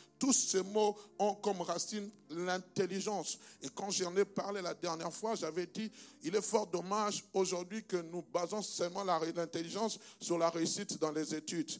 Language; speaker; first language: French; non-native, local second language; Lingala